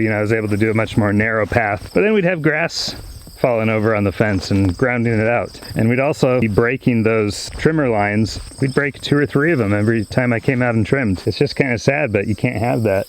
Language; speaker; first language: English; native; English